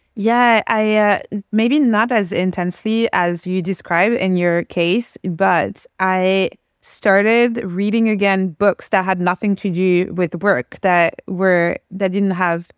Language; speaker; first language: English; non-native, fluent; French